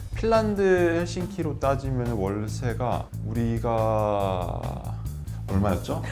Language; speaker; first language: Korean; non-native, fluent; Finnish